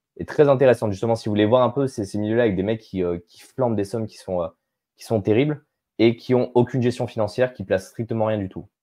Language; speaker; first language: French; native; French